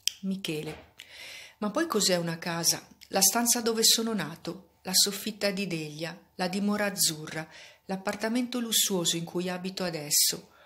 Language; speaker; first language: Italian; native; Italian